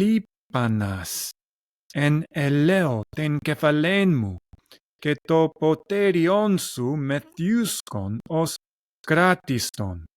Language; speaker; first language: Greek; non-native, learner; English